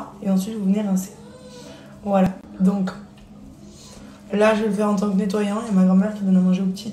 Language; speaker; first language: French; native; French